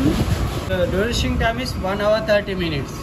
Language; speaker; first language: English; non-native, local second language; Divehi